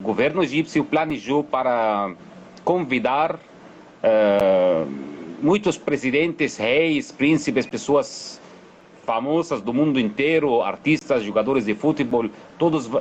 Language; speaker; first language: Portuguese; non-native, fluent; Arabic